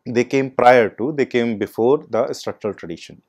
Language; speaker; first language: English; non-native, local second language; Hindi